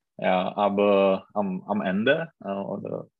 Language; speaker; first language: German; non-native, learner; Czech